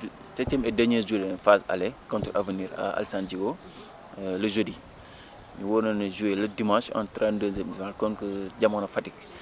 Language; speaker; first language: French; non-native, local second language; Wolof